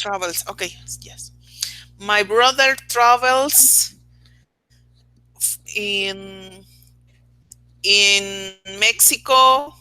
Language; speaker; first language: English; non-native, learner; Spanish